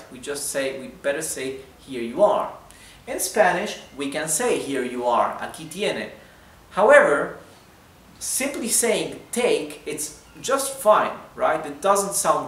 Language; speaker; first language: English; non-native, fluent; Spanish